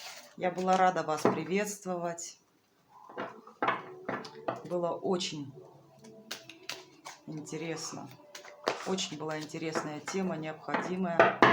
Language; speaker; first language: Russian; native; Russian